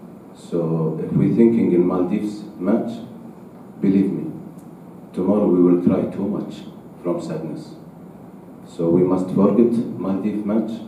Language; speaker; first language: English; non-native, learner; Arabic